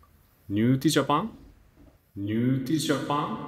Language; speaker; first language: English; non-native, learner; Japanese